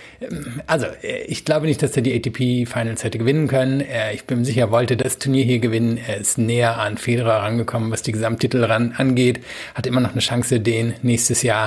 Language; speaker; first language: German; native; German